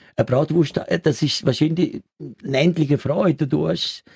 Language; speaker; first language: German; non-native, learner; Italian